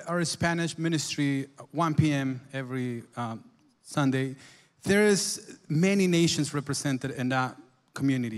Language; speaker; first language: English; non-native, fluent; Spanish